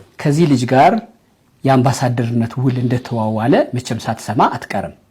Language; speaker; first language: Amharic; native; Amharic